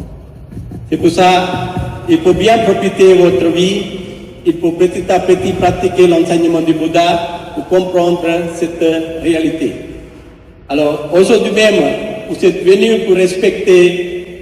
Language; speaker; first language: French; non-native, fluent; Sinhala